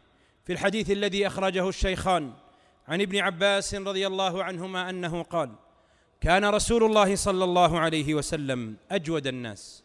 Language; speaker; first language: Arabic; native; Arabic